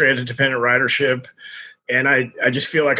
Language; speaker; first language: English; native; English